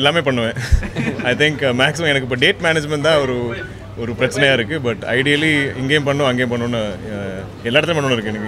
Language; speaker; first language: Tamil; non-native, local second language; Malayalam